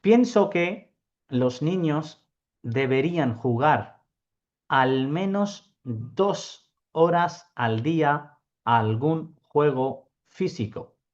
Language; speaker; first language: Spanish; non-native, fluent; Urdu